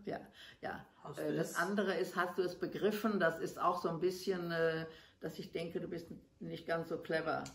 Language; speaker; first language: German; non-native, learner; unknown